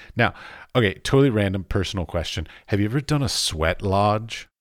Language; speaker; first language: English; early bilingual, other home language; Finnish